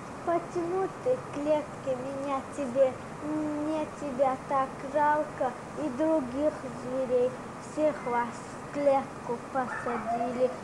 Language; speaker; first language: Russian; non-native, local second language; Chechen